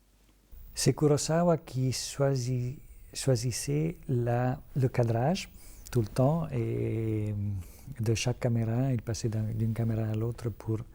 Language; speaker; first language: French; non-native, fluent; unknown